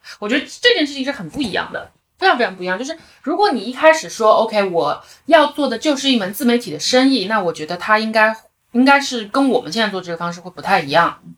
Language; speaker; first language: Chinese; native; Chinese